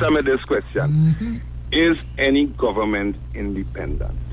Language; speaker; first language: English; native; English